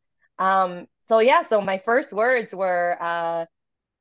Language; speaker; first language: English; early bilingual, other home language; Cantonese